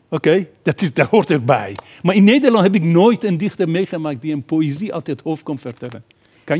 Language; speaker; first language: Dutch; non-native, fluent; Persian